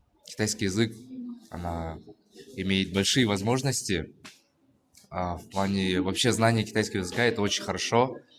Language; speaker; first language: Russian; non-native, local second language; Kyrgyz